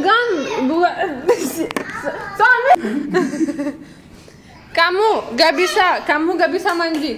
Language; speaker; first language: Indonesian; non-native, learner; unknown